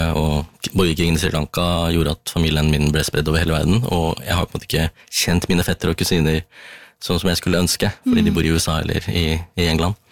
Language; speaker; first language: Norwegian; early bilingual, other home language; Tamil